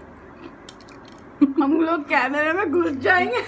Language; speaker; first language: Hindi; non-native, local second language; Gujarati